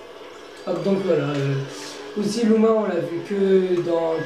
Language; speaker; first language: French; native; French